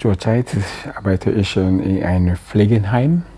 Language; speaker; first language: German; non-native, learner; French